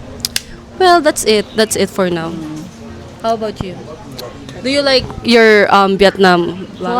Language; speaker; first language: English; non-native, local second language; Filipino